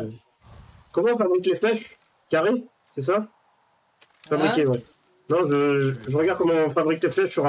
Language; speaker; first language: French; native; French